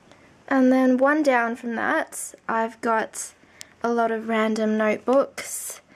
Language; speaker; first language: English; native; English